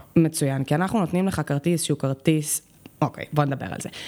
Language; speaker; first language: Hebrew; native; Hebrew